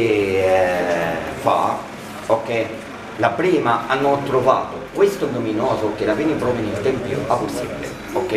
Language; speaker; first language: Italian; non-native, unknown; Arabic